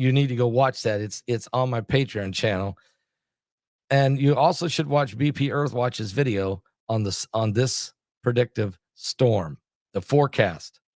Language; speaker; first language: English; native; English